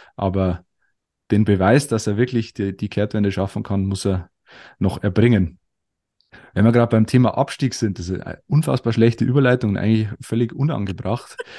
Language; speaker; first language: German; native; German